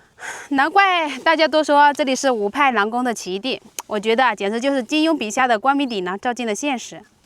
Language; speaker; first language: Chinese; native; Chinese